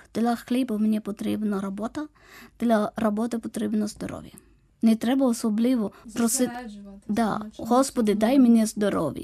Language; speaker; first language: Ukrainian; non-native, fluent; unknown